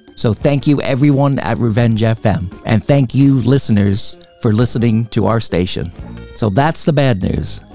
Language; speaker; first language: English; native; English